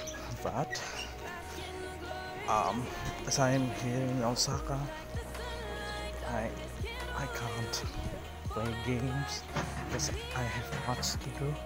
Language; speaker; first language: English; non-native, learner; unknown